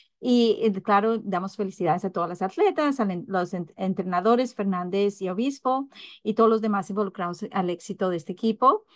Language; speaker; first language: Spanish; early bilingual, heritage; English